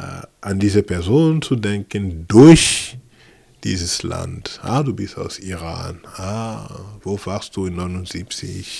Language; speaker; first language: German; non-native, fluent; French